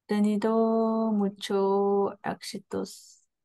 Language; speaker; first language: Spanish; non-native, learner; Korean